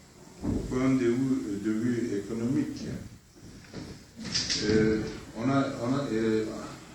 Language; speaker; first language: French; non-native, fluent; Turkish